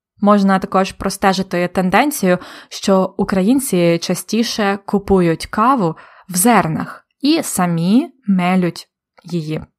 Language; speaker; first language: Ukrainian; native; Ukrainian